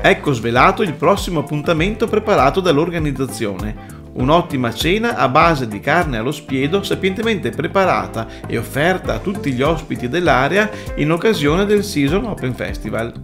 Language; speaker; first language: Italian; native; Italian